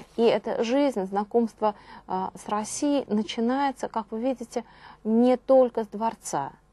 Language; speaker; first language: Russian; native; Russian